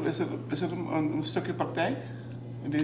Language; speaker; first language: Dutch; non-native, local second language; Papiamento